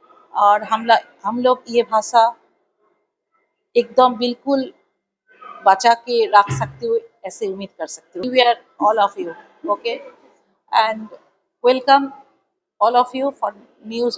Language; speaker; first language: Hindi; non-native, local second language; Bangla